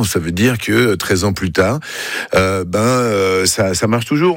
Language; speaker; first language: French; native; French